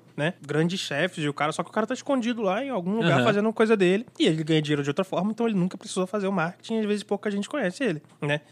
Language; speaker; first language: Portuguese; native; Portuguese